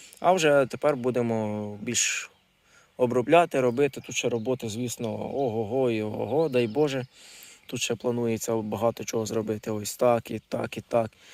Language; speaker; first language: Ukrainian; non-native, local second language; Russian